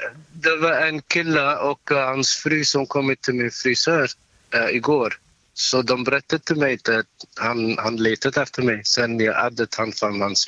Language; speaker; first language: Swedish; non-native, learner; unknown